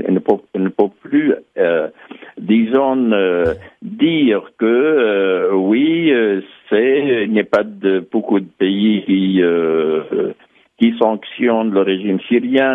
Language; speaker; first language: French; non-native, fluent; Arabic